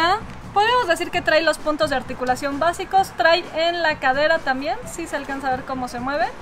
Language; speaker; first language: Spanish; native; Spanish